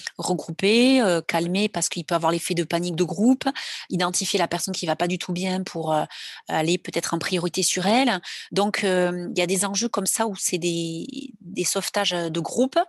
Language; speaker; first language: French; native; French